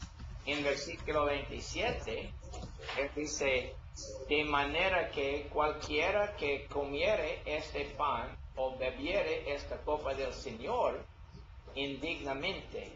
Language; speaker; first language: Spanish; non-native, learner; English